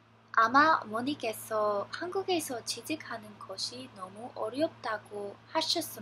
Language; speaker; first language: Korean; non-native, learner; English